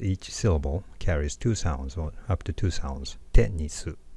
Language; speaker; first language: English; non-native, fluent; Japanese